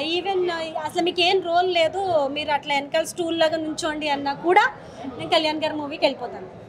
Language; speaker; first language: Telugu; non-native, local second language; Marathi